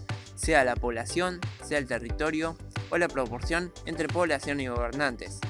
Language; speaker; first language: Spanish; native; Spanish